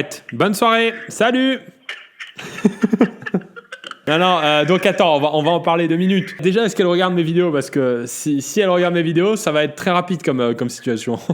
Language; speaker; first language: French; native; French